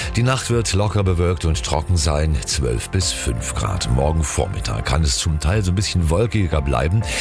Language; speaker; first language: German; native; German